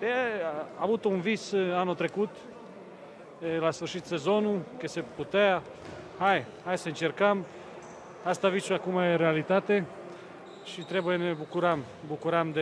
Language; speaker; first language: Romanian; non-native, fluent; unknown